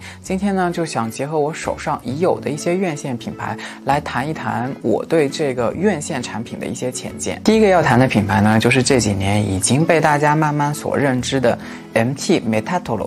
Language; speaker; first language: Chinese; native; Chinese